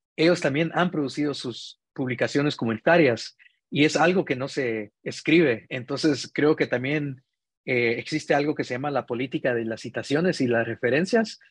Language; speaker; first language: Spanish; early bilingual, heritage; Spanish